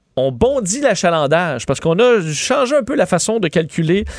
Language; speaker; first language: French; native; French